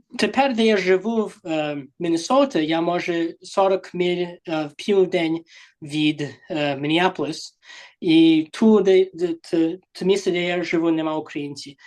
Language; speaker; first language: Ukrainian; early bilingual, heritage; Ukrainian